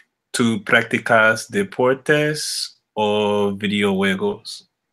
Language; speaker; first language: Spanish; non-native, learner; English